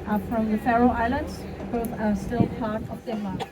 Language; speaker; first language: English; non-native, fluent; Danish